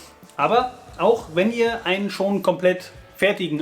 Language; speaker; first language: German; native; German